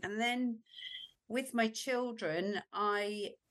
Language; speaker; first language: English; native; English